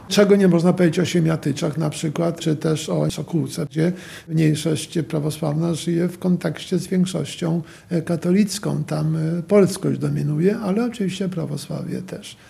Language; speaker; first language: Polish; native; Polish